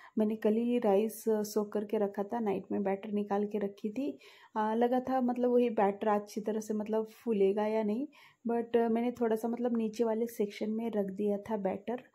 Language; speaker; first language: Hindi; non-native, local second language; Marathi